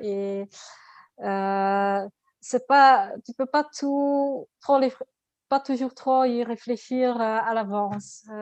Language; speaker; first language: French; non-native, learner; Dutch